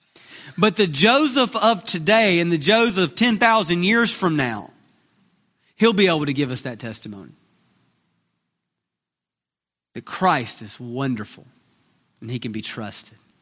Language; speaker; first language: English; native; English